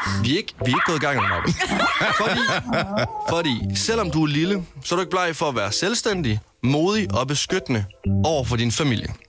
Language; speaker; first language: Danish; native; Danish